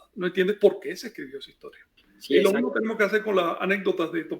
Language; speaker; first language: Spanish; native; Spanish